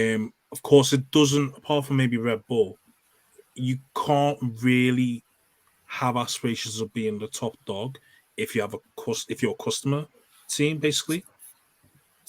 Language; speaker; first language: English; native; English